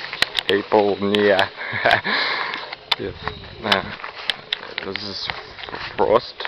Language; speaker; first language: English; non-native, learner; Russian